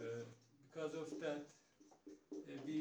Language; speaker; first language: English; non-native, learner; Turkish